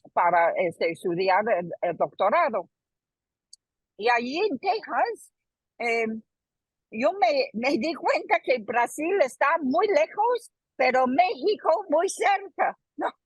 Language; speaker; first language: Spanish; non-native, fluent; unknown